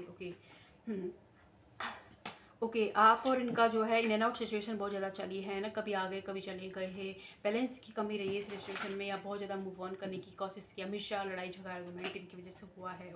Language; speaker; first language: Hindi; native; Hindi